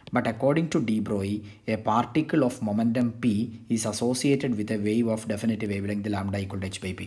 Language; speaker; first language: English; non-native, local second language; Malayalam